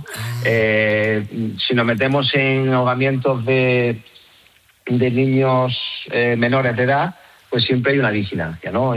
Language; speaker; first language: Spanish; native; Spanish